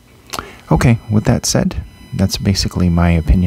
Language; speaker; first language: English; native; English